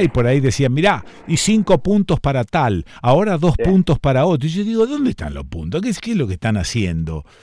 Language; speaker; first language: Spanish; native; Spanish